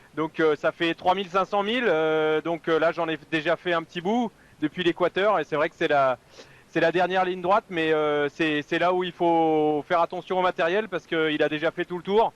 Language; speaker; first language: French; native; French